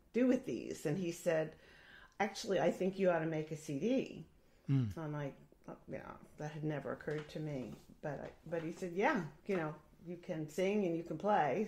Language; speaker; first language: English; native; English